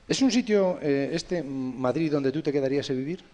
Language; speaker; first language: Spanish; native; Spanish